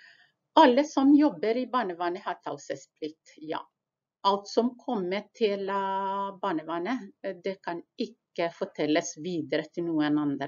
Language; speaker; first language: Norwegian; non-native, fluent; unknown